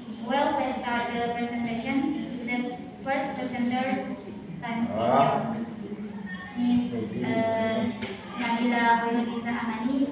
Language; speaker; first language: English; non-native, learner; Indonesian